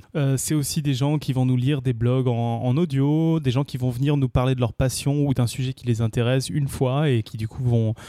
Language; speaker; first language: French; native; French